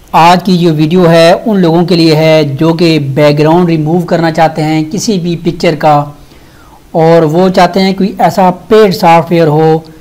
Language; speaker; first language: Urdu; native; Urdu